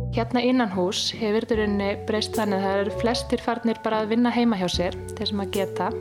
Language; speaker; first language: Icelandic; native; Icelandic